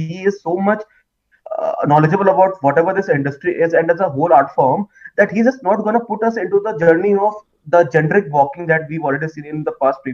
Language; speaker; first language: English; non-native, local second language; Hindi